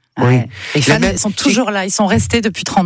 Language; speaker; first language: French; native; French